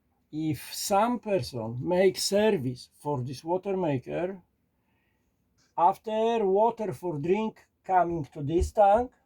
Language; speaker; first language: English; non-native, learner; Polish